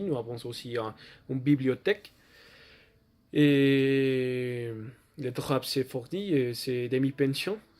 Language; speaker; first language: French; non-native, learner; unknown